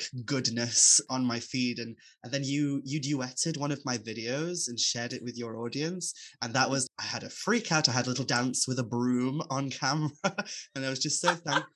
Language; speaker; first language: English; native; English